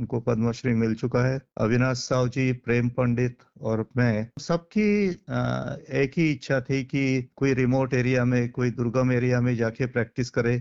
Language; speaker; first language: Hindi; non-native, local second language; Marathi